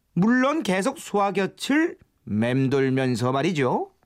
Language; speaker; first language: Korean; native; Korean